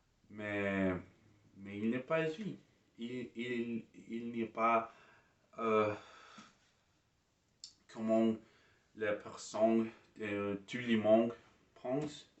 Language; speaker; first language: French; non-native, learner; English